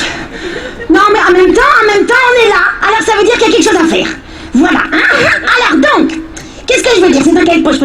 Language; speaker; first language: French; native; French